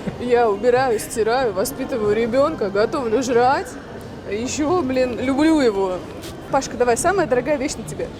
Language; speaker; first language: Russian; native; Russian